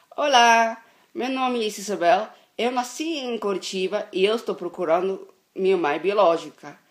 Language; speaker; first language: Portuguese; non-native, learner; Dutch